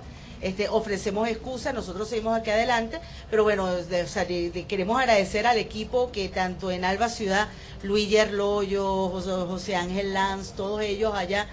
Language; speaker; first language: Spanish; native; Spanish